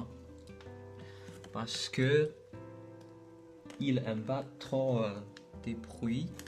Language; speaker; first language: French; non-native, learner; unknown